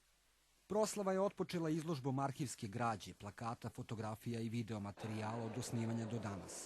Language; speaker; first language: Serbian; native; Serbian